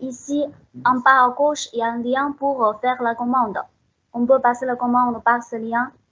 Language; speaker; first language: French; non-native, fluent; Chinese